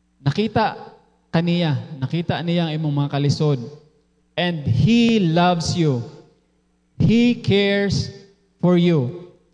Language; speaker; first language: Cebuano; non-native, local second language; Filipino